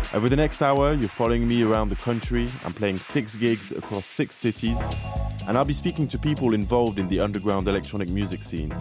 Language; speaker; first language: English; native; English